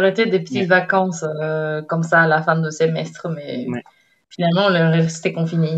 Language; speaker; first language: French; non-native, fluent; Ukrainian